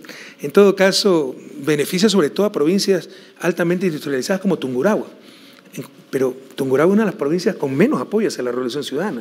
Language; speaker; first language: Spanish; native; Spanish